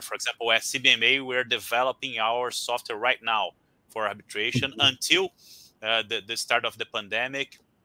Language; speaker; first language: English; non-native, fluent; Portuguese